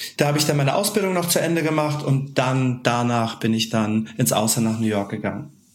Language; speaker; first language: German; native; German